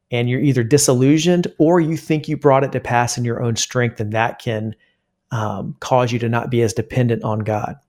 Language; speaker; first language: English; native; English